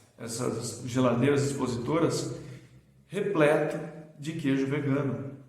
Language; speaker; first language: Portuguese; native; Portuguese